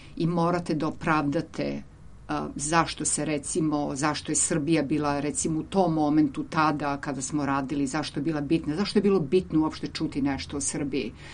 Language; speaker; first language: Serbian; native; Serbian